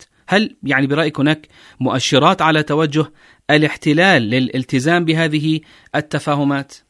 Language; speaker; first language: Arabic; native; Arabic